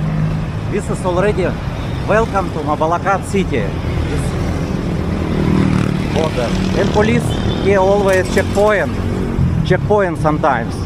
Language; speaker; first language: English; non-native, learner; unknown